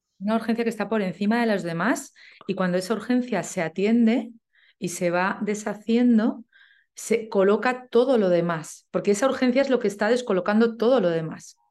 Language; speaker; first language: Spanish; native; Spanish